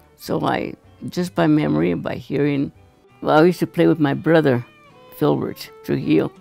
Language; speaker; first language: English; early bilingual, other home language; Spanish